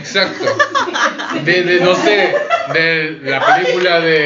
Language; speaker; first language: Spanish; early bilingual, other home language; Korean